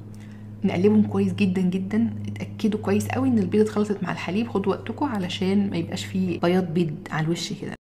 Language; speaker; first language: Arabic; native; Arabic